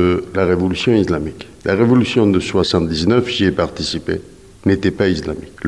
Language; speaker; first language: French; non-native, fluent; Persian